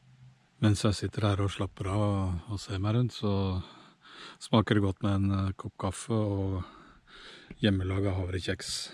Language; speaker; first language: Norwegian; native; Norwegian